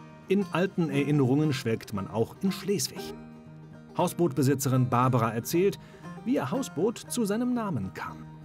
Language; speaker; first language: German; native; German